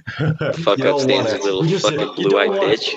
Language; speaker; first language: English; native; English